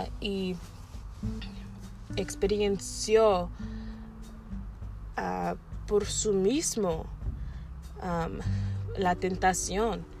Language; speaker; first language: Spanish; non-native, learner; English